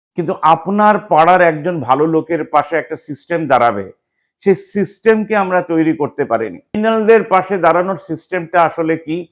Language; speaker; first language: Bangla; native; Bangla